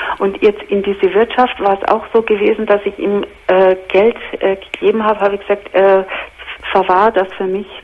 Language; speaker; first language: German; native; German